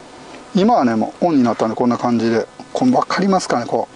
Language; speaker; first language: Japanese; native; Japanese